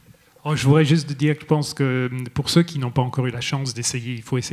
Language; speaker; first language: French; native; French